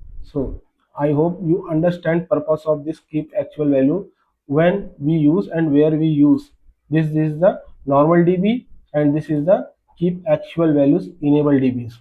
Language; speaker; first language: English; non-native, local second language; Hindi